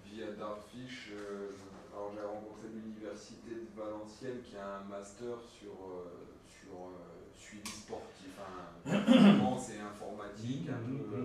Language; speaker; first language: French; native; French